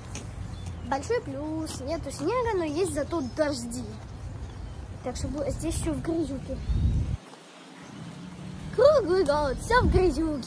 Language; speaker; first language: Russian; early bilingual, heritage; Russian